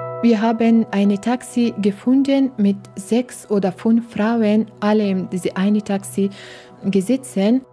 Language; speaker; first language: German; non-native, learner; Persian